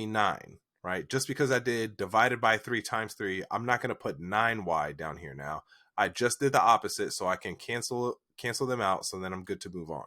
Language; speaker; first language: English; native; English